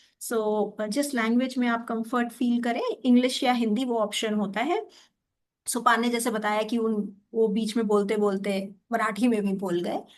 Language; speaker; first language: Hindi; native; Hindi